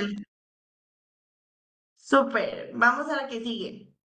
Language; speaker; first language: Spanish; native; Spanish